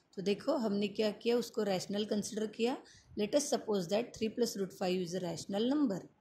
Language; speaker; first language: Hindi; non-native, local second language; Marathi